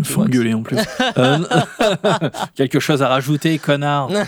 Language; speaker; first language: French; native; French